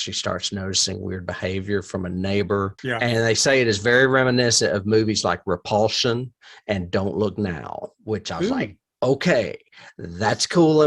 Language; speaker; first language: English; native; English